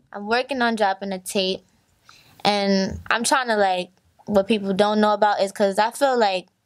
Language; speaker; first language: English; native; English